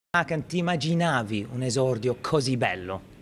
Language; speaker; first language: Italian; native; Italian